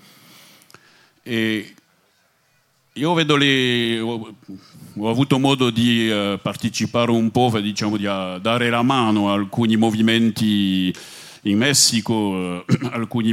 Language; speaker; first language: Italian; non-native, fluent; French